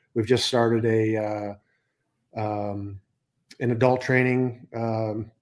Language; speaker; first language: English; native; English